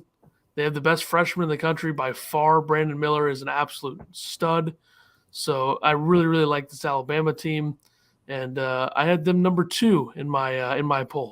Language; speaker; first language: English; native; English